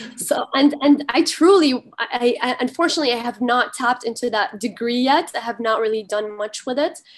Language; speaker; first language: English; early bilingual, heritage; Arabic